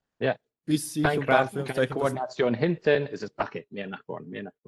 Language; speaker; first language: German; non-native, learner; English